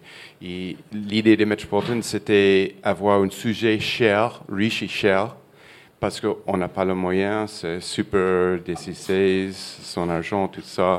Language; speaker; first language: French; non-native, fluent; English